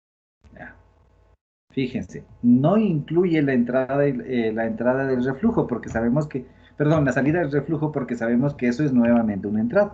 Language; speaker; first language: Spanish; native; Spanish